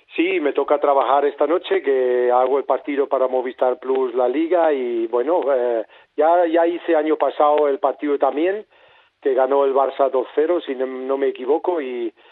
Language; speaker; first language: Spanish; non-native, fluent; German